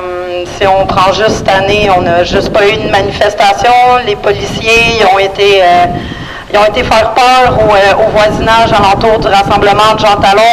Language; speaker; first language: French; native; French